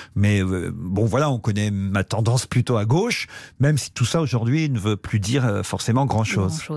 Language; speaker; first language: French; native; French